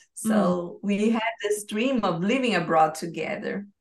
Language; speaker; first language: English; non-native, fluent; Portuguese